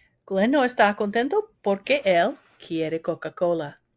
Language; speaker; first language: Spanish; non-native, fluent; English